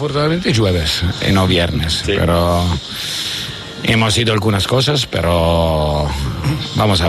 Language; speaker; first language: Spanish; non-native, learner; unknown